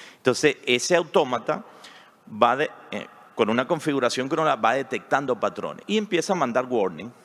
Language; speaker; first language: Spanish; native; Spanish